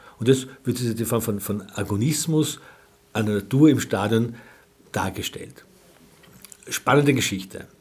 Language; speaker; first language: German; native; German